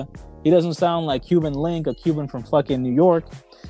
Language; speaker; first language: English; early bilingual, other home language; Spanish